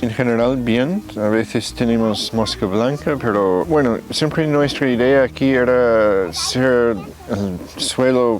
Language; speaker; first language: Spanish; non-native, fluent; English